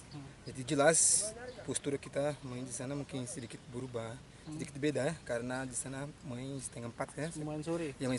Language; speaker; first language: Indonesian; non-native, fluent; Portuguese